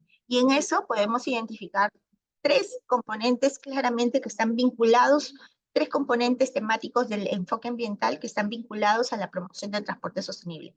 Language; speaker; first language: Spanish; native; Spanish